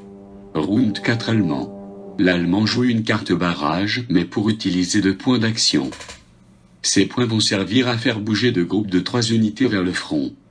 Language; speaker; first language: French; native; French